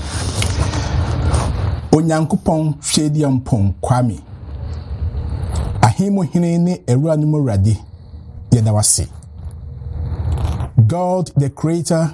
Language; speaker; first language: English; non-native, local second language; Akan